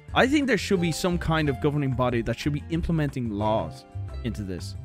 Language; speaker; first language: English; native; English